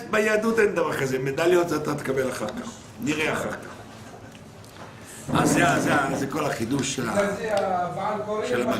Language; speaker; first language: Hebrew; non-native, fluent; French